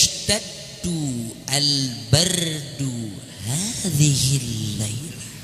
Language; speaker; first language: Arabic; non-native, fluent; Indonesian